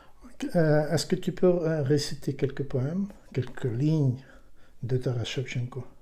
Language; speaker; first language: French; non-native, learner; Ukrainian